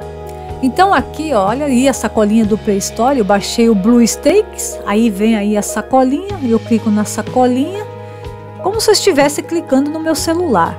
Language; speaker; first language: Portuguese; native; Portuguese